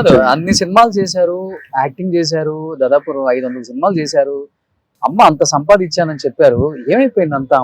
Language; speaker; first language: Telugu; native; Telugu